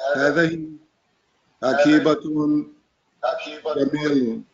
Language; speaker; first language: Arabic; non-native, learner; English